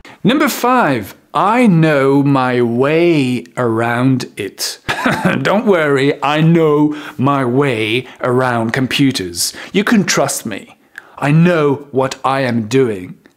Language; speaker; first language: English; non-native, fluent; French